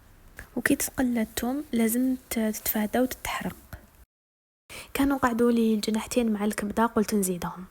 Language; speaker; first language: Arabic; native; Arabic